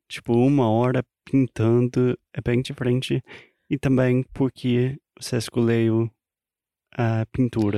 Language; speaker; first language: Portuguese; non-native, learner; English